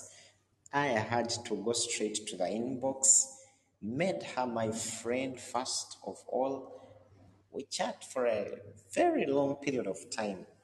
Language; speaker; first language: English; non-native, local second language; Ganda